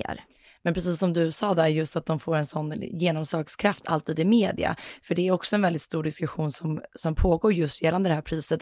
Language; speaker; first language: Swedish; native; Swedish